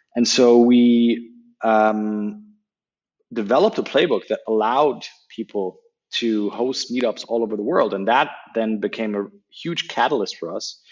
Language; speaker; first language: English; non-native, fluent; German